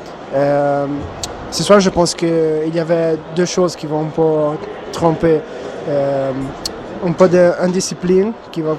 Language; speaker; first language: French; non-native, learner; Italian